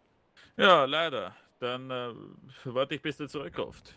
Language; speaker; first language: German; native; German